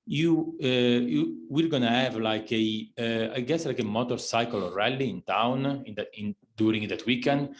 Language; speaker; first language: English; non-native, fluent; Italian